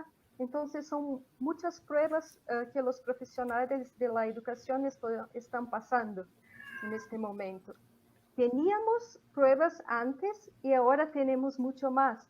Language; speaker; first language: Spanish; non-native, fluent; Portuguese